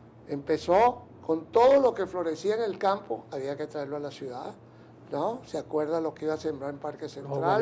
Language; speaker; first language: Spanish; native; Spanish